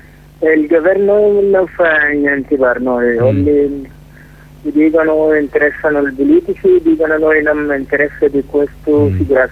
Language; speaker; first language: Italian; non-native, learner; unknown